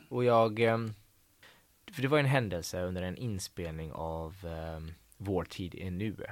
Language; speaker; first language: Swedish; early bilingual, other home language; Persian